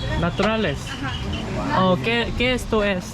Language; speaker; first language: Spanish; non-native, learner; Korean